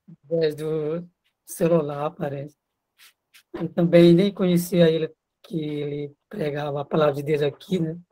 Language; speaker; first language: Portuguese; non-native, local second language; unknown